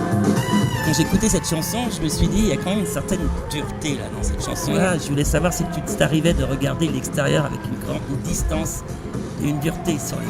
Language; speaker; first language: French; native; French